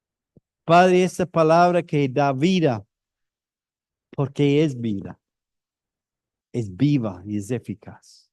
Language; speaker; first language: Spanish; non-native, fluent; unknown